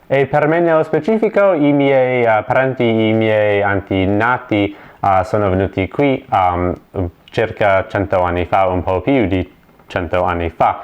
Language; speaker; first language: Italian; non-native, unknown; English